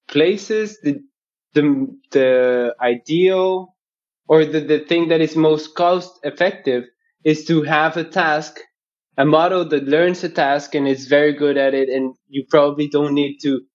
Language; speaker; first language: English; non-native, fluent; Spanish